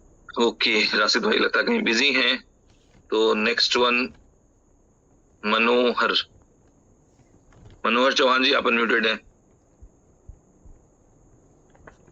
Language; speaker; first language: Hindi; native; Hindi